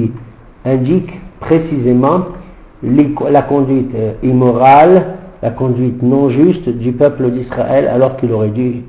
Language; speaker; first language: French; native; French